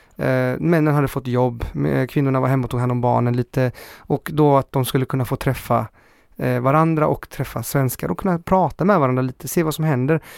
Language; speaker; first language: Swedish; early bilingual, other home language; Spanish